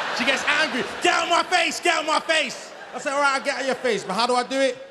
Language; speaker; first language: English; native; English